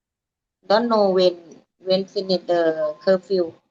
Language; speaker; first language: English; non-native, learner; Thai